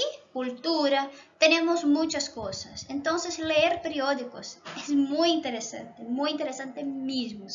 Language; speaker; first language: Spanish; non-native, local second language; Portuguese